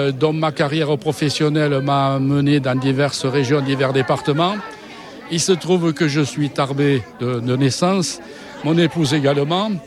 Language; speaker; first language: French; native; French